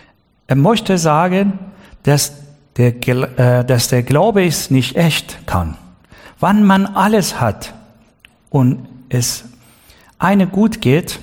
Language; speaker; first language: German; non-native, learner; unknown